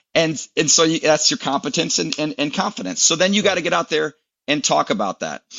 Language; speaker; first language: English; native; English